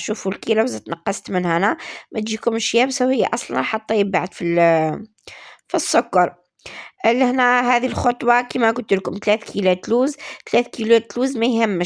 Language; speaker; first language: Arabic; native; Arabic